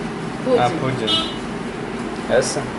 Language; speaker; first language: Portuguese; non-native, learner; Russian